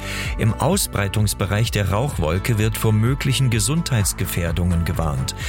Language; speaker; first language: German; native; German